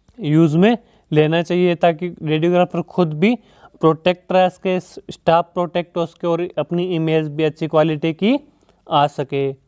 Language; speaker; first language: Hindi; native; Hindi